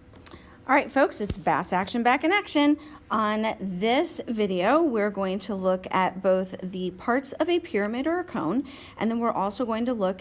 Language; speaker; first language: English; native; English